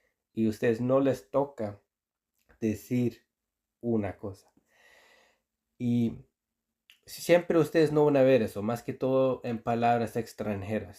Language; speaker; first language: Spanish; non-native, fluent; Icelandic